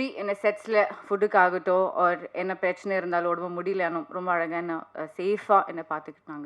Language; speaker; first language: Tamil; non-native, learner; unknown